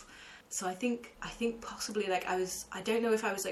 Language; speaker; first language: English; native; English